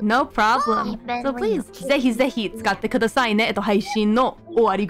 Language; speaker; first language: Japanese; non-native, fluent; English